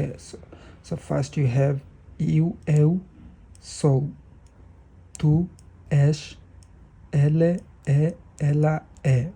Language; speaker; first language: Portuguese; non-native, learner; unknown